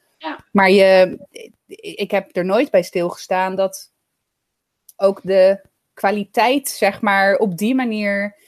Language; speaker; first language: Dutch; early bilingual, other home language; Italian